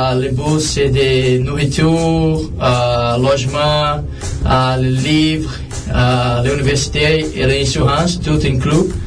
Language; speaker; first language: French; non-native, learner; Portuguese